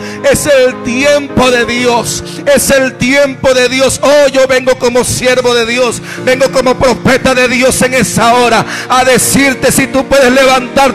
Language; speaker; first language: Spanish; native; Spanish